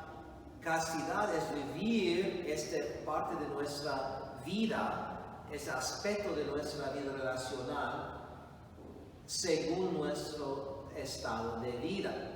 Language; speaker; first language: Spanish; non-native, fluent; English